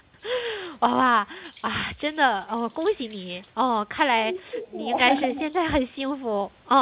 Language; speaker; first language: Chinese; native; Chinese